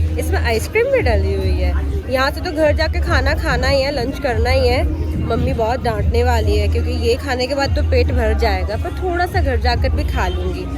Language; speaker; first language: Hindi; non-native, local second language; Bangla